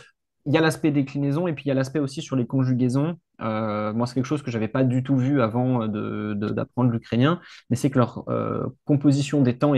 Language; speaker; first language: French; native; French